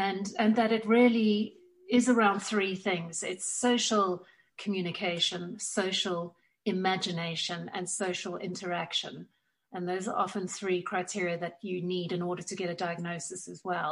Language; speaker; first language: English; native; English